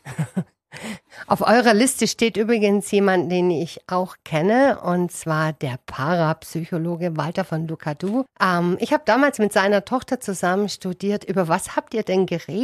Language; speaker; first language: German; native; German